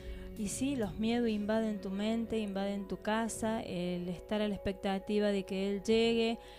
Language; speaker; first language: Spanish; native; Spanish